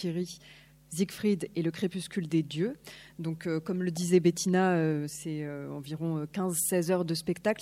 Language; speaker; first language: French; native; French